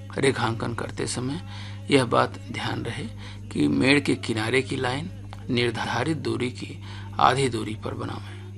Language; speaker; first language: Hindi; native; Hindi